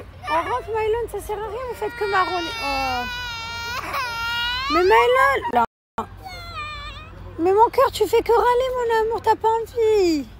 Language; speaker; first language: French; native; French